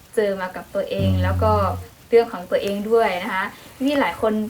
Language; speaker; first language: Thai; non-native, fluent; Burmese